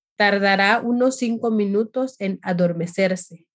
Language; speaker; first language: Spanish; non-native, fluent; English